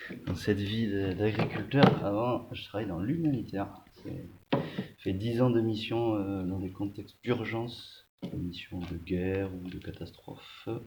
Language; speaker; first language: French; native; French